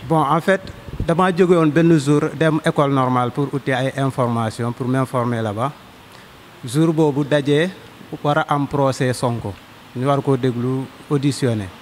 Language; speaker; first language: Wolof; non-native, local second language; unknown